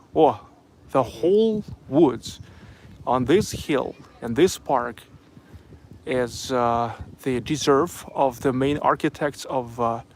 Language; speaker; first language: English; non-native, fluent; Russian